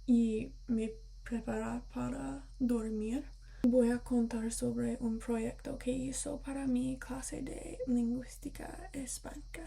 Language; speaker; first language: Spanish; early bilingual, heritage; Spanish